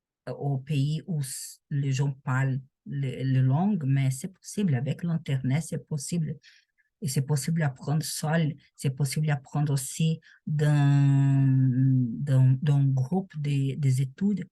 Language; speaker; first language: French; non-native, learner; Portuguese